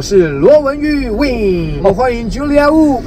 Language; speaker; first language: Chinese; native; Chinese